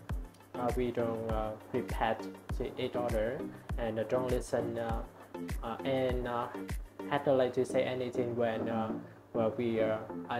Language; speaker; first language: English; non-native, learner; Vietnamese